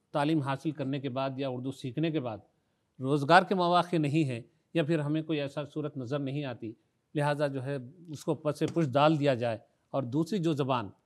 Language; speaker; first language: Urdu; native; Urdu